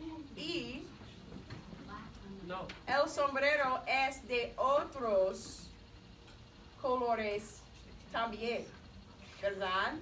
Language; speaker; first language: Spanish; non-native, fluent; English